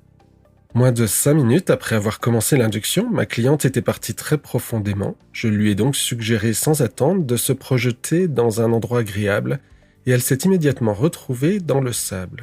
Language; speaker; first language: French; native; French